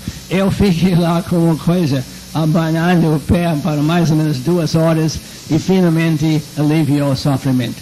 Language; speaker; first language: Portuguese; non-native, fluent; English